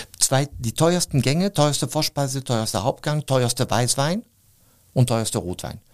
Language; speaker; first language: German; non-native, fluent; French